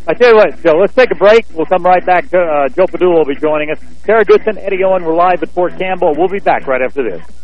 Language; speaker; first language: English; native; English